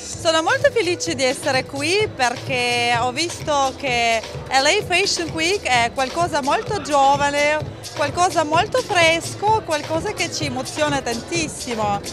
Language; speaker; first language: Italian; non-native, fluent; Russian